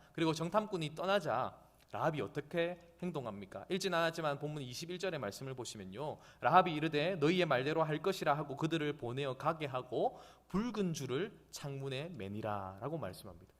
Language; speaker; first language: Korean; native; Korean